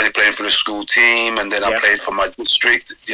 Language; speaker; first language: English; native; English